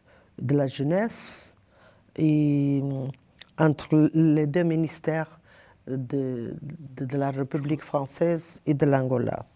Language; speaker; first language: French; non-native, learner; Portuguese